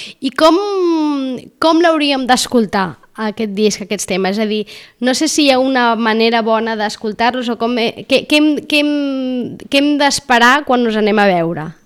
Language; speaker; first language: Catalan; native; Catalan